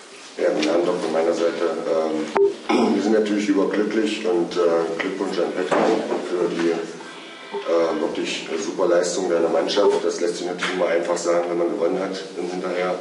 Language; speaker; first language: German; native; German